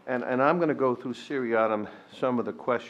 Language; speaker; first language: English; native; English